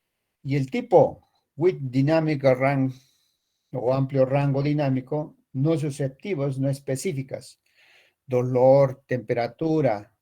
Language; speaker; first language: Spanish; native; Spanish